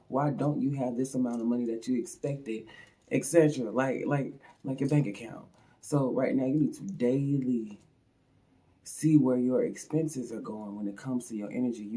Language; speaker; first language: English; native; English